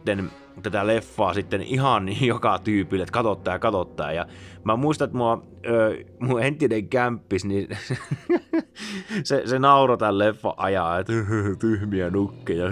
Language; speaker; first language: Finnish; native; Finnish